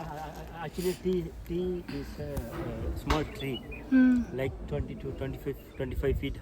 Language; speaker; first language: English; non-native, learner; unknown